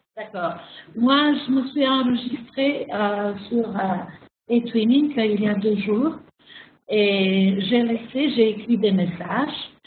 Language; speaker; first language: French; non-native, fluent; Macedonian